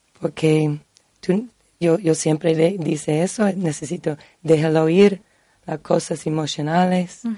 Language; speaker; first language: Spanish; non-native, learner; English